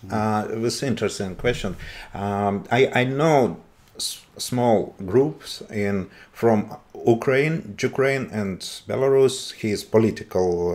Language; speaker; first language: English; non-native, learner; Russian